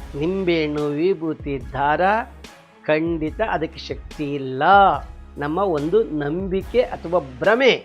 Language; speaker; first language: Kannada; native; Kannada